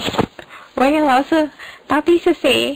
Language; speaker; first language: Chinese; non-native, learner; Indonesian